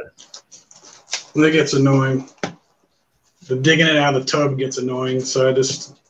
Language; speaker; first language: English; native; English